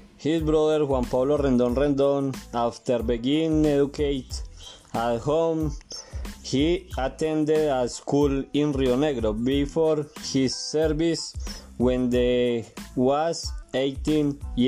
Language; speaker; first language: English; non-native, learner; Spanish